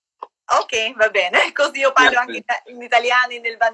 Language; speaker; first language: Italian; non-native, learner; Albanian